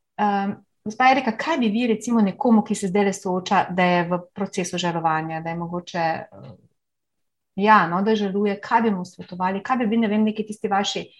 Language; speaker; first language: Slovenian; native; Slovenian